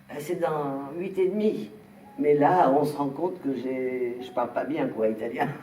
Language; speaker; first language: French; native; French